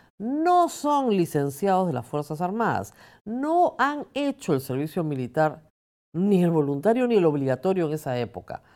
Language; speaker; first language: Spanish; native; Spanish